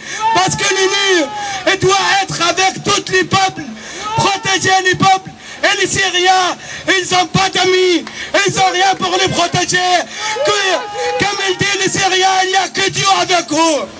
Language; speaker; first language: French; non-native, learner; Arabic